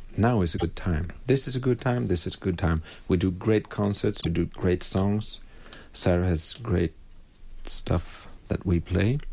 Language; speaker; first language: English; non-native, fluent; Swedish